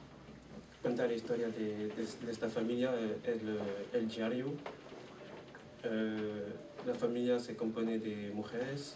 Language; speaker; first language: Spanish; non-native, learner; French